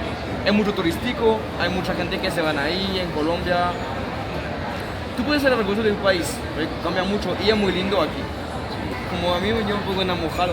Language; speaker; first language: Spanish; non-native, learner; French